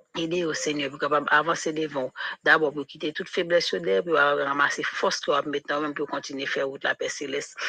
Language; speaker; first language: French; non-native, local second language; Haitian Creole